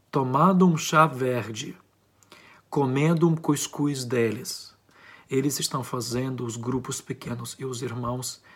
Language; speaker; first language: Portuguese; non-native, fluent; Ukrainian